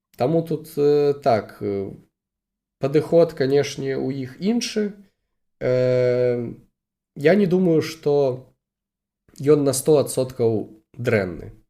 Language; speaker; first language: Belarusian; non-native, local second language; Russian